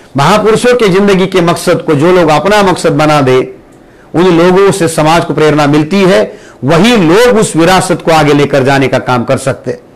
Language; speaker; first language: Hindi; non-native, local second language; Marathi